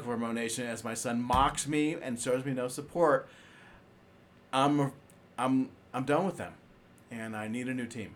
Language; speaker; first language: English; native; English